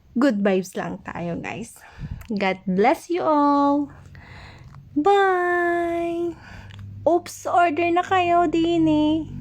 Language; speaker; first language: Filipino; native; Filipino